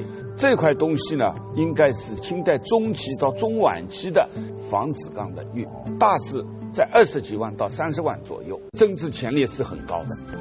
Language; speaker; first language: Chinese; native; Chinese